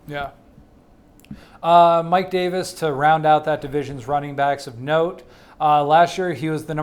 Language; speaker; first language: English; native; English